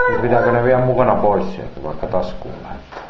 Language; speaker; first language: Finnish; native; Finnish